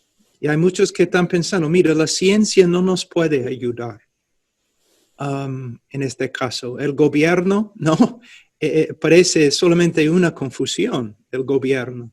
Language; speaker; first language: Spanish; non-native, fluent; English